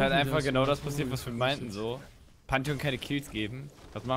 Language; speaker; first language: German; native; German